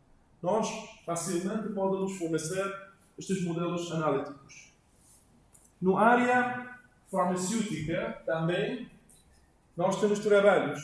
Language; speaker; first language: Portuguese; non-native, learner; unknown